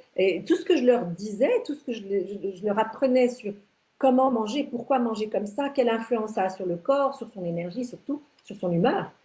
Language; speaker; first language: French; early bilingual, other home language; English